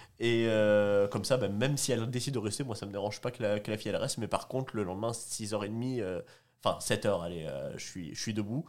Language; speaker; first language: French; native; French